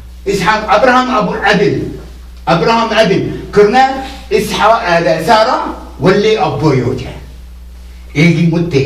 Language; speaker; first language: Korean; non-native, learner; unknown